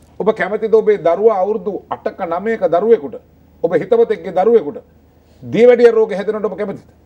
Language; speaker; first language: Sinhala; native; Sinhala